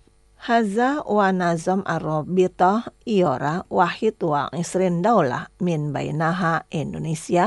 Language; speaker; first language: Arabic; non-native, fluent; Indonesian